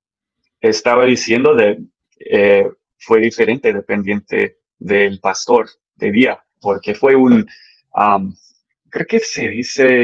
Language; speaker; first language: Spanish; early bilingual, heritage; English